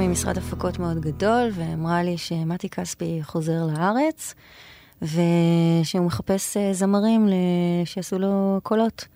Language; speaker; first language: Hebrew; native; Hebrew